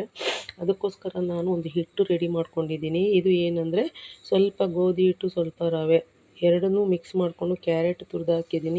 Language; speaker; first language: Kannada; native; Kannada